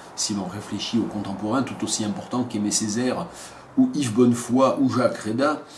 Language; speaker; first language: French; native; French